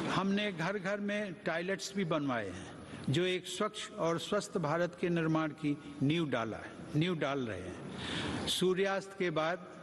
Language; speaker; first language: Hindi; native; Hindi